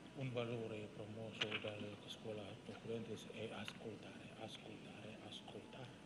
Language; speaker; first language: Italian; non-native, fluent; Indonesian